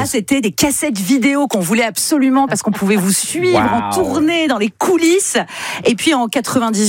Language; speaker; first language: French; native; French